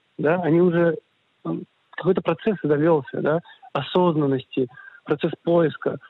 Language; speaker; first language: Russian; early bilingual, other home language; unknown